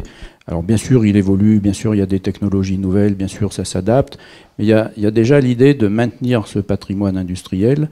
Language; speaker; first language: French; native; French